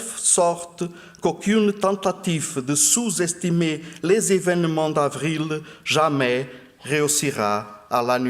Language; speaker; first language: French; non-native, fluent; Portuguese